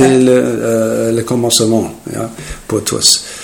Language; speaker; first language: French; non-native, learner; German